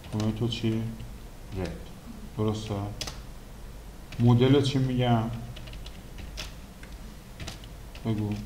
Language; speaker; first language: Persian; native; Persian